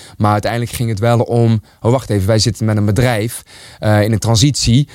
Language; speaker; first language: Dutch; early bilingual, other home language; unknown